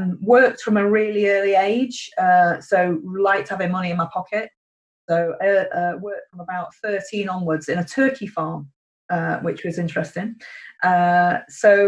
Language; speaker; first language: English; native; English